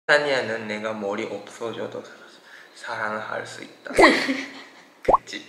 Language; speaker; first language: Korean; non-native, fluent; Japanese